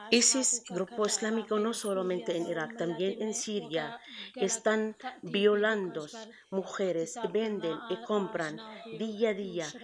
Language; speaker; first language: Spanish; non-native, learner; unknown